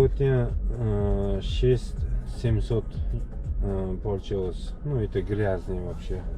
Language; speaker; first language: Russian; non-native, learner; Uzbek